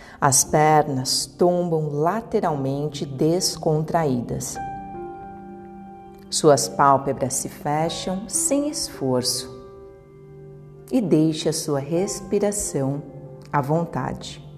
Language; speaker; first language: Portuguese; native; Portuguese